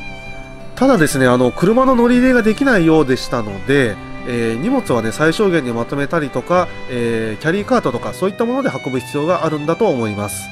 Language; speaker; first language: Japanese; native; Japanese